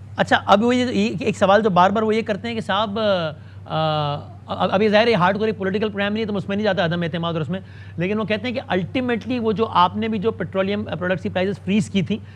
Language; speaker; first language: Urdu; native; Urdu